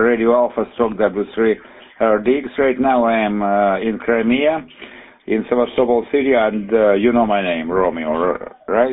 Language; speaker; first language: English; non-native, fluent; Russian